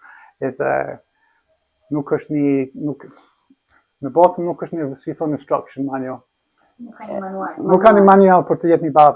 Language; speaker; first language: Albanian; non-native, learner; English